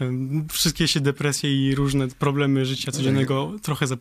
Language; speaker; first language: Polish; early bilingual, heritage; Polish